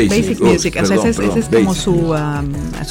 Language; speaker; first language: Spanish; native; Spanish